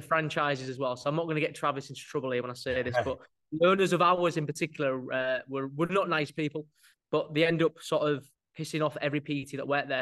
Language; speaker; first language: English; native; English